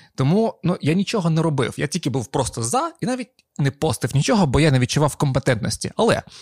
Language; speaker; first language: Ukrainian; non-native, local second language; Russian